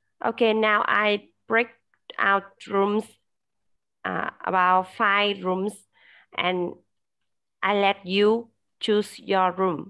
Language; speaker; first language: English; non-native, learner; Vietnamese